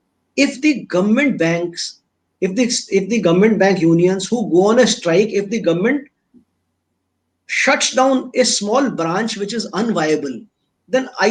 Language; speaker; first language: English; non-native, local second language; Hindi